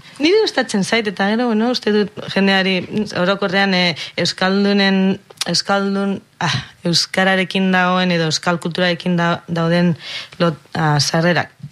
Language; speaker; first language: Basque; non-native, local second language; Spanish